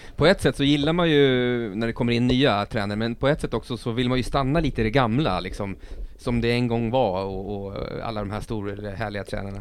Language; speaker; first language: Swedish; native; Swedish